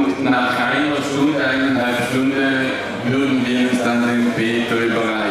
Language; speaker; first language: German; non-native, fluent; Italian